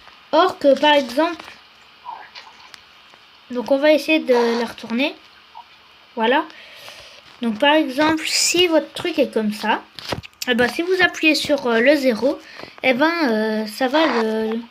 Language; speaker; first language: French; native; French